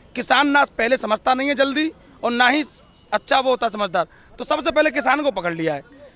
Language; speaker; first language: Hindi; native; Hindi